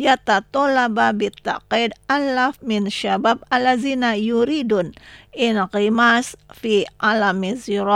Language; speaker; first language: Arabic; non-native, learner; Indonesian